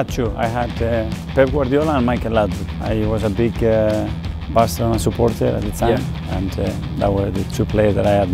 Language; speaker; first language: English; non-native, fluent; Spanish